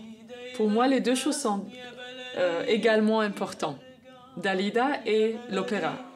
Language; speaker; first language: French; non-native, fluent; Arabic